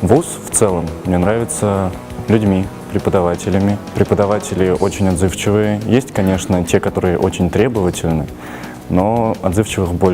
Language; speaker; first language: Russian; native; Russian